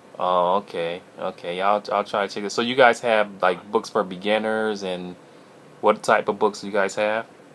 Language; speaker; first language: English; native; English